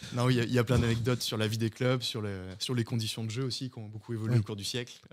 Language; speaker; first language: French; native; French